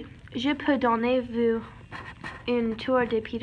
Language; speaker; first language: French; non-native, learner; English